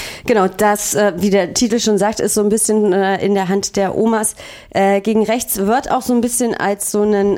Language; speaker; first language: German; native; German